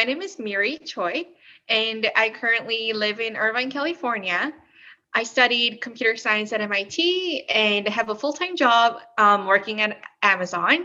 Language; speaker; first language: English; early bilingual, other home language; Korean